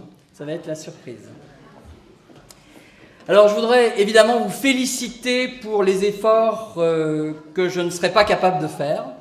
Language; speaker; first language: French; native; French